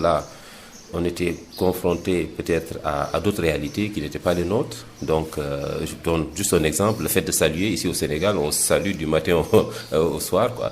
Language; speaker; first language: French; non-native, local second language; Wolof